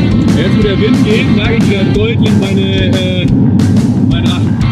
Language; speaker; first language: German; native; German